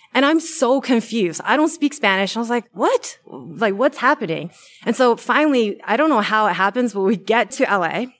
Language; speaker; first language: English; native; English